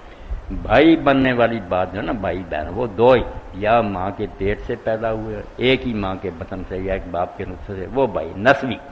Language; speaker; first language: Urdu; non-native, local second language; Punjabi